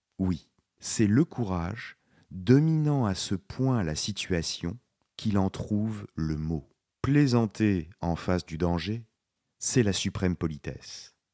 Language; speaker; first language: French; native; French